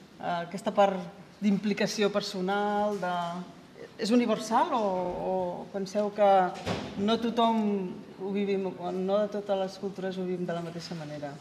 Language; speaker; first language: Catalan; native; Catalan